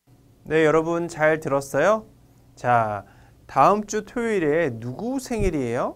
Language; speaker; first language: Korean; non-native, fluent; Vietnamese